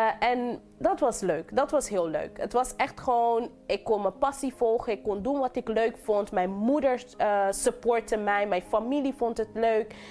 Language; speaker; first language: Dutch; non-native, local second language; English